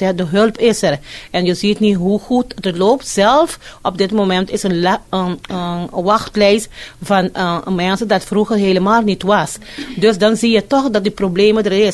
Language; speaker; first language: Dutch; non-native, fluent; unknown